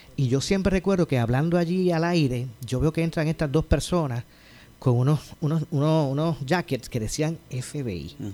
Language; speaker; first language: Spanish; native; Spanish